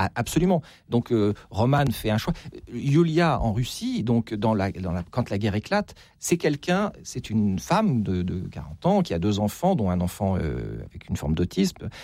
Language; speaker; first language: French; native; French